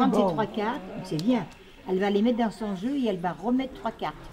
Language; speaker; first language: French; native; French